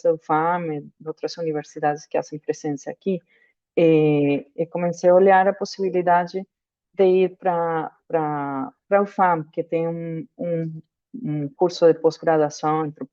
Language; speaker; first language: Portuguese; non-native, fluent; Spanish